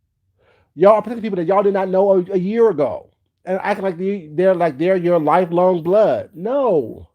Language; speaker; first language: English; native; English